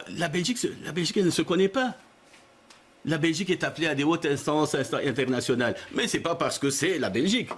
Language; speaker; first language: French; non-native, local second language; Lingala